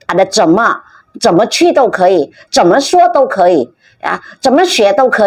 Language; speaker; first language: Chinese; non-native, fluent; Indonesian